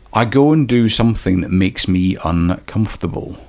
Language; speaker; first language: English; native; English